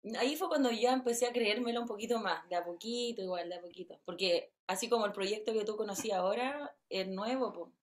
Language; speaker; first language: Spanish; native; Spanish